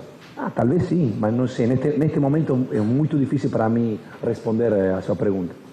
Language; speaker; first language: Portuguese; non-native, fluent; Spanish